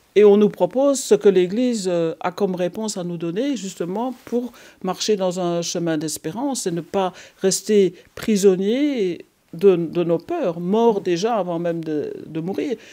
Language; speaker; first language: French; native; French